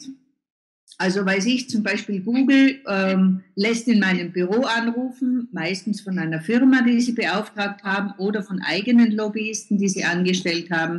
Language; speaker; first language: German; native; German